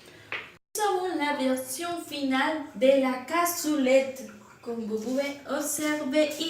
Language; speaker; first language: French; non-native, fluent; Spanish